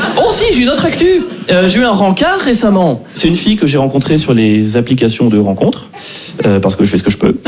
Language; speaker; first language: French; native; French